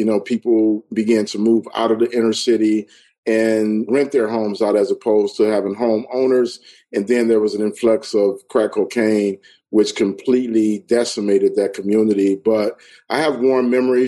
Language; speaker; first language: English; native; English